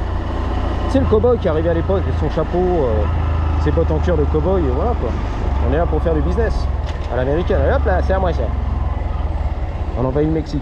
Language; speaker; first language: French; native; French